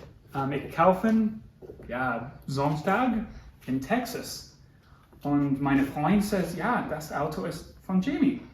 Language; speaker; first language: German; non-native, learner; English